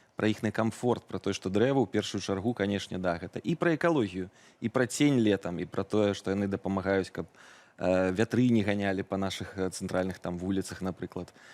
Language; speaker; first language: Belarusian; native; Belarusian